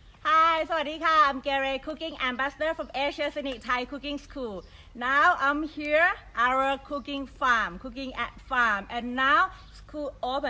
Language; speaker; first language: English; non-native, learner; Thai